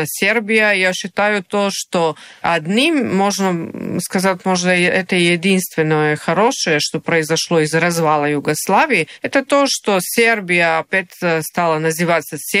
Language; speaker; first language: Russian; non-native, fluent; Serbian